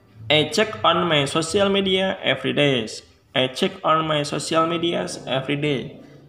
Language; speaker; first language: English; non-native, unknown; Indonesian